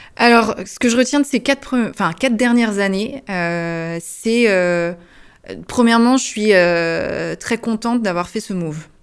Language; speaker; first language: French; early bilingual, heritage; French